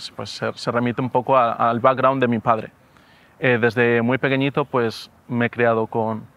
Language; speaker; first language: Spanish; native; Spanish